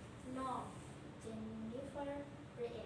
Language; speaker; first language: English; non-native, learner; Indonesian